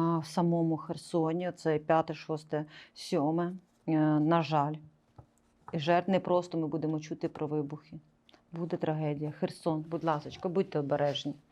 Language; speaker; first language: Ukrainian; non-native, local second language; Russian